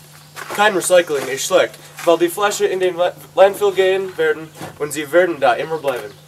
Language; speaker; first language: German; non-native, learner; English